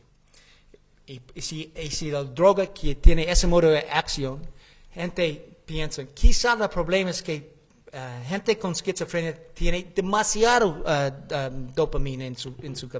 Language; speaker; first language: Spanish; non-native, learner; English